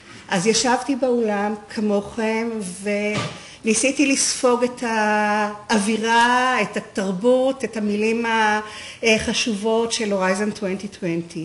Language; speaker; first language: Hebrew; native; Hebrew